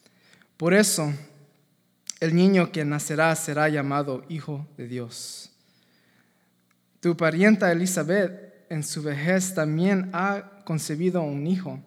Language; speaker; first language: Spanish; native; Spanish